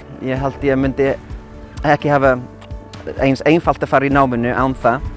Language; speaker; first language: Icelandic; non-native, fluent; English